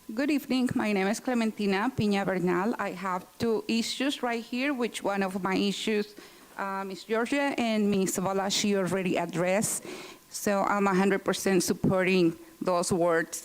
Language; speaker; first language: English; non-native, fluent; Spanish